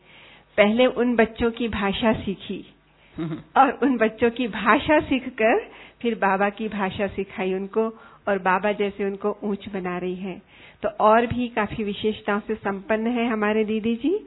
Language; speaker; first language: Hindi; native; Hindi